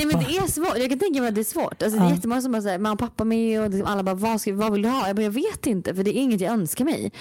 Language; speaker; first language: Swedish; native; Swedish